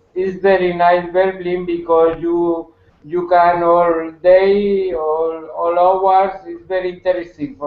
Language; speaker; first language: English; non-native, learner; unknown